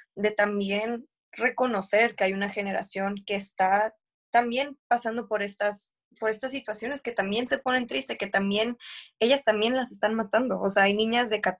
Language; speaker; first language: Spanish; early bilingual, heritage; Spanish